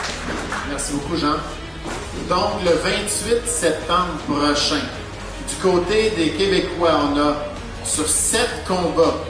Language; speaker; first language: French; native; French